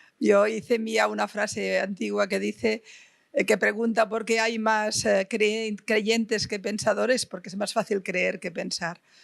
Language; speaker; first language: Spanish; non-native, local second language; Catalan